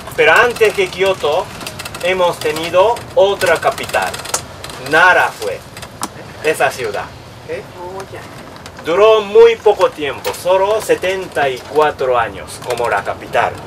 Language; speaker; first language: Spanish; non-native, learner; Japanese